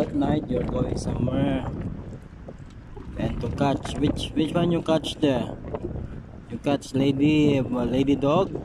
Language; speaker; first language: English; non-native, local second language; Filipino